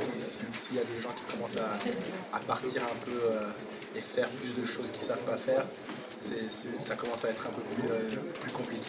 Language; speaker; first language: French; early bilingual, heritage; French